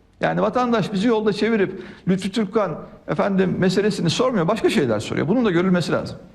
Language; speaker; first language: Turkish; native; Turkish